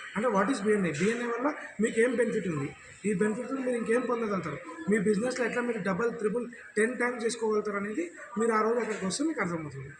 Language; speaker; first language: Telugu; native; Telugu